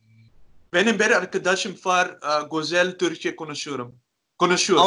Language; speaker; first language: Turkish; non-native, learner; Dutch